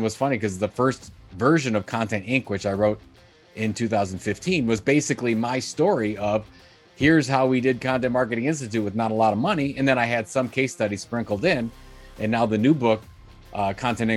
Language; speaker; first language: English; native; English